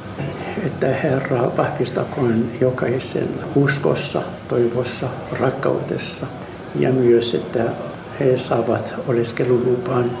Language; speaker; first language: Finnish; non-native, learner; Arabic